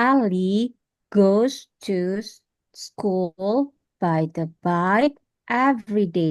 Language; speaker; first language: English; non-native, learner; Indonesian